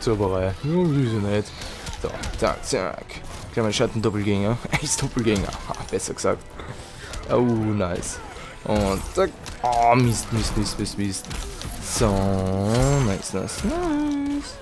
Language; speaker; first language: German; native; German